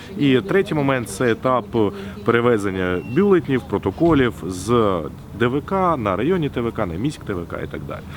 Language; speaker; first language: Ukrainian; native; Ukrainian